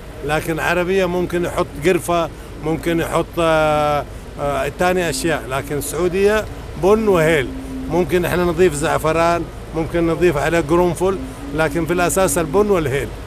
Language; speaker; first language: Arabic; non-native, learner; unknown